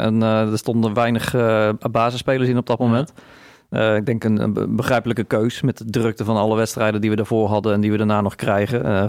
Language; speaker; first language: Dutch; native; Dutch